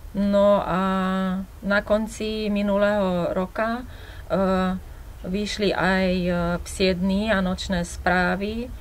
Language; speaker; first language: Slovak; non-native, fluent; Slovenian